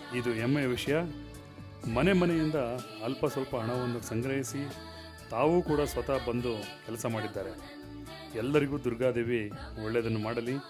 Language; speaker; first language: Kannada; non-native, local second language; Lambadi